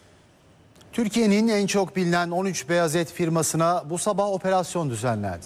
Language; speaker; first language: Turkish; native; Turkish